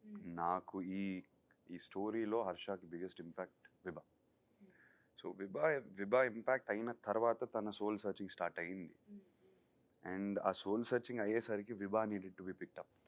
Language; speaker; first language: Telugu; native; Telugu